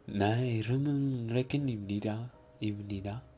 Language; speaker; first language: Korean; non-native, learner; English